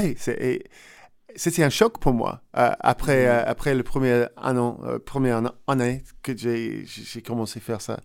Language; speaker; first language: French; non-native, learner; English